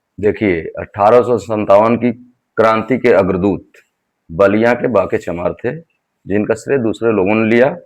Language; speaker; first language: Hindi; native; Hindi